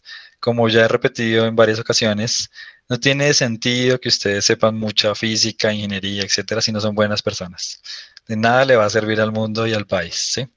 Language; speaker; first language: Spanish; native; Spanish